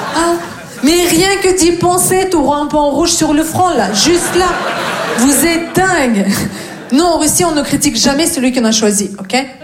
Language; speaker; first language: French; non-native, fluent; Russian